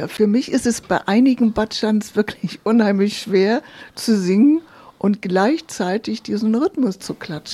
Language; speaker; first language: German; native; German